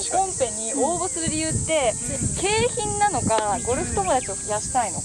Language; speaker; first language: Japanese; native; Japanese